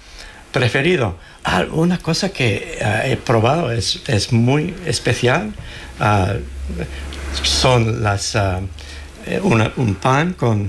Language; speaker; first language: Spanish; non-native, learner; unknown